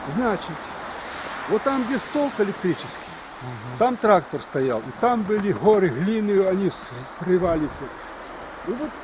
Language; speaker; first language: Russian; non-native, local second language; Ukrainian